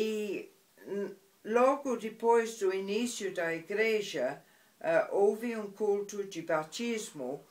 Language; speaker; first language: Portuguese; non-native, fluent; English